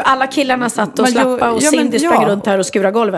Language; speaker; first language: Swedish; native; Swedish